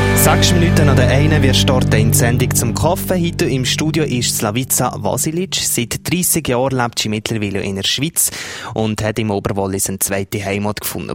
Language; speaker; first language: German; native; German